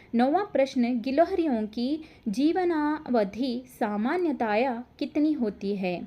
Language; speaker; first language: Hindi; non-native, local second language; Kannada